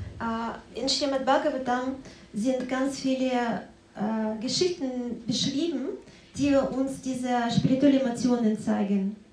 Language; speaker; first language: German; non-native, fluent; Russian